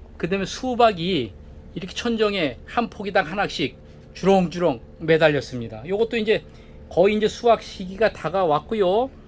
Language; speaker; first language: Korean; native; Korean